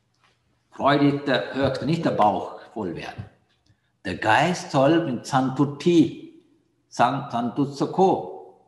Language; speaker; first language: German; non-native, fluent; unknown